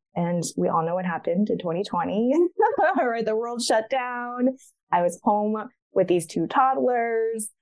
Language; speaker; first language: English; early bilingual, other home language; Chinese